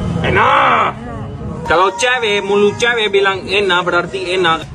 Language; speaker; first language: Indonesian; non-native, fluent; Urdu